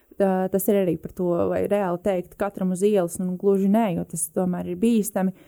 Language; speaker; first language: Latvian; native; Latvian